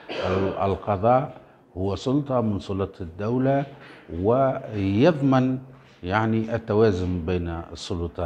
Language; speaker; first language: Arabic; native; Arabic